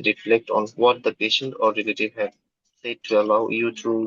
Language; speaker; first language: English; non-native, local second language; Bangla